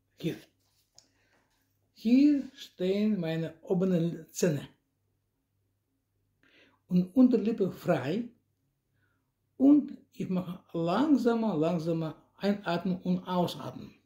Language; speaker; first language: German; non-native, learner; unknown